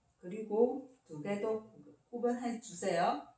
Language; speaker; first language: Korean; non-native, learner; Chinese